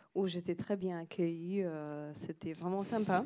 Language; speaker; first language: French; non-native, fluent; Slovenian